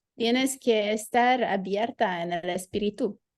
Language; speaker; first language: Spanish; non-native, fluent; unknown